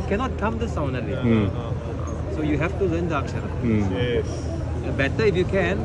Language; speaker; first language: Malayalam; non-native, learner; Chinese